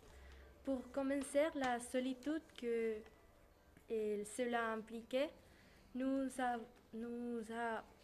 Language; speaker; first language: French; non-native, learner; Spanish